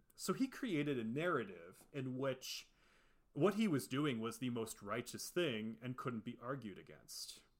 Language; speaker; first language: English; native; English